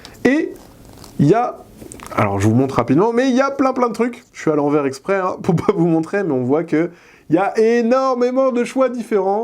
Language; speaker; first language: French; native; French